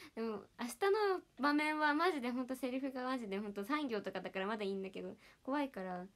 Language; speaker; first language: Japanese; native; Japanese